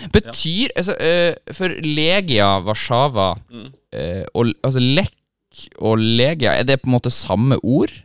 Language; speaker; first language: Norwegian; native; Norwegian